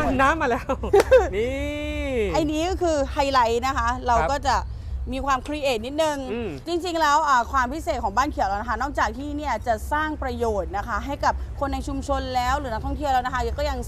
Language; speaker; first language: Thai; native; Thai